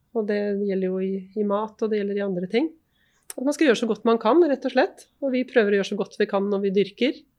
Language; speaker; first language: Norwegian; native; Norwegian